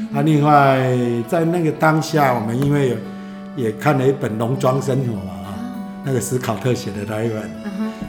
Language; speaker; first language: Chinese; native; Chinese